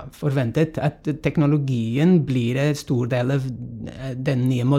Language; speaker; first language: Norwegian; non-native, fluent; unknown